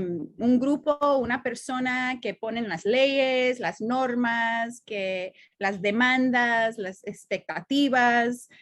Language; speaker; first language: Spanish; non-native, fluent; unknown